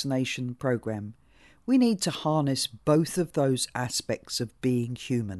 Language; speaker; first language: English; native; English